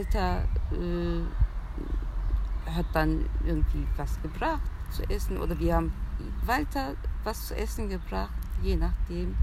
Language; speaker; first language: German; early bilingual, other home language; Turkish